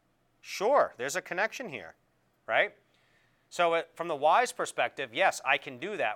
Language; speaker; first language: English; native; English